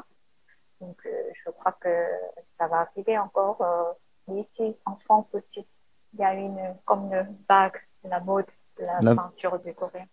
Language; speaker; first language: French; non-native, learner; Korean